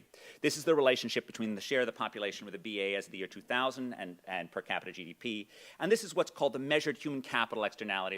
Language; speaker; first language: English; native; English